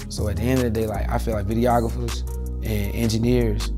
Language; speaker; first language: English; native; English